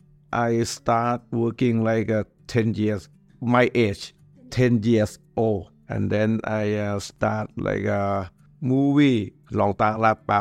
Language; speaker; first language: English; non-native, learner; Thai